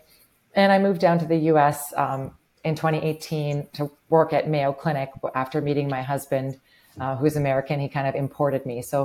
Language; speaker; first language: English; native; English